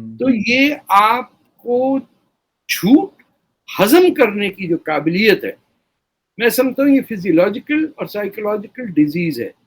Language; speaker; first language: Urdu; native; Urdu